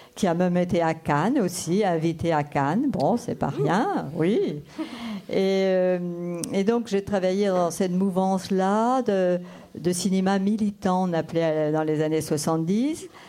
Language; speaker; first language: French; non-native, local second language; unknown